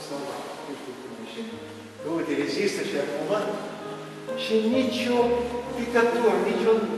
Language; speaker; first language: Romanian; non-native, local second language; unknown